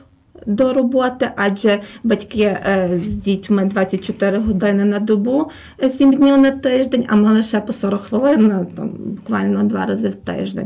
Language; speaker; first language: Ukrainian; native; Ukrainian